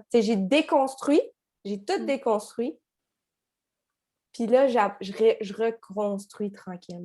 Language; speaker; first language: French; native; French